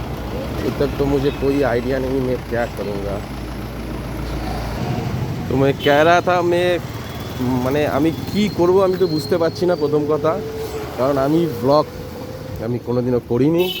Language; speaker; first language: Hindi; non-native, local second language; Bangla